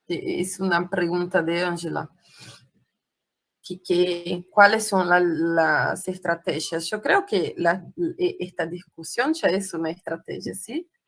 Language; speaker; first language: Spanish; non-native, fluent; Portuguese